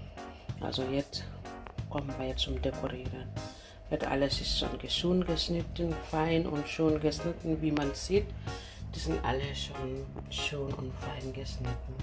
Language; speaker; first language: German; non-native, learner; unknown